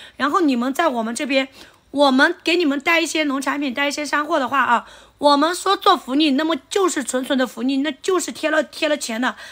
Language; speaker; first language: Chinese; non-native, local second language; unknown